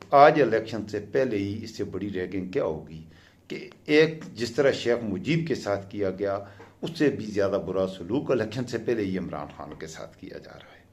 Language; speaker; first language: Urdu; non-native, local second language; Pashto